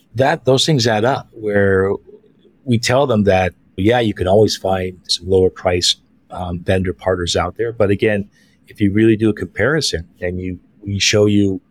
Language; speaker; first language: English; native; English